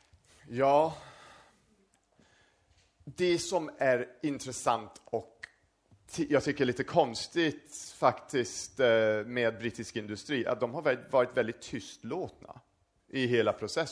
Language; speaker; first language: Swedish; non-native, fluent; English